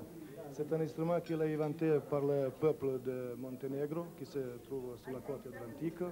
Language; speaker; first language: French; non-native, learner; Serbian